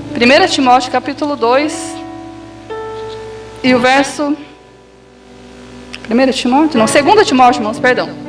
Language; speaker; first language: Portuguese; native; Portuguese